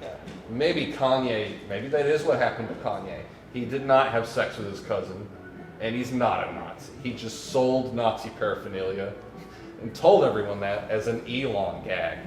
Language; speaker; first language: English; native; English